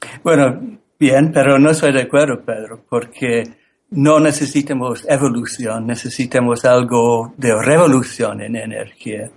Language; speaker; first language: Spanish; non-native, learner; English